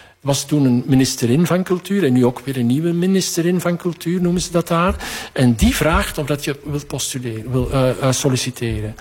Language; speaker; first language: Dutch; native; Dutch